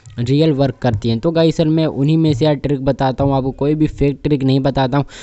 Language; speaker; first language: Hindi; native; Hindi